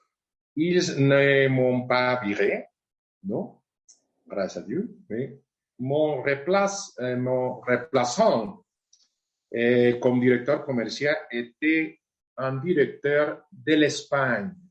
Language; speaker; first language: French; non-native, fluent; Spanish